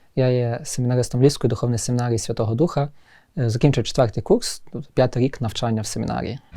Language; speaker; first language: Ukrainian; native; Ukrainian